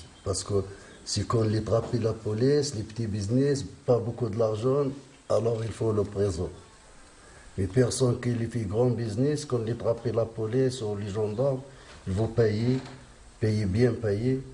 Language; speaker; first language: French; non-native, local second language; Arabic